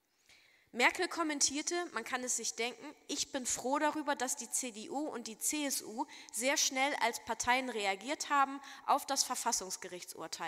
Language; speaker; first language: German; native; German